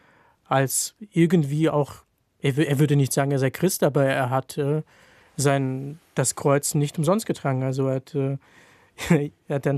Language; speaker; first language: German; non-native, fluent; Ukrainian